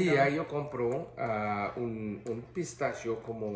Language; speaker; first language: Spanish; non-native, learner; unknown